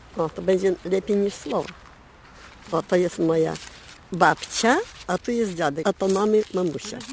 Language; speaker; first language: Polish; early bilingual, heritage; Polish